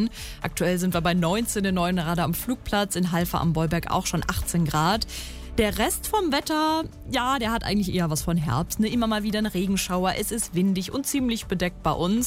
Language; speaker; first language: German; native; German